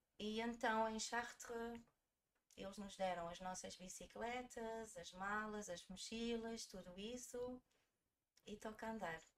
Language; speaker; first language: Portuguese; early bilingual, heritage; Portuguese